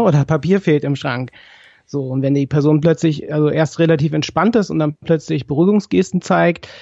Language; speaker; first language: German; native; German